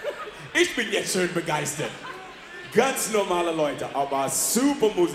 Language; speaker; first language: German; non-native, fluent; English